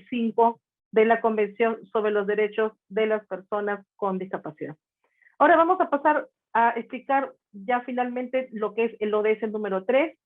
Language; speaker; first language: Spanish; native; Spanish